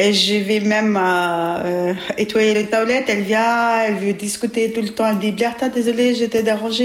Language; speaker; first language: French; non-native, learner; Albanian